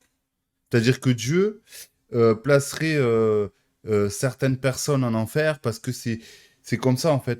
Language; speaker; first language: French; native; French